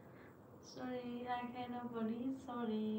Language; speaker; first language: English; non-native, learner; Vietnamese